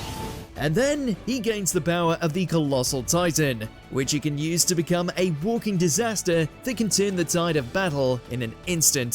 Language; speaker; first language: English; native; English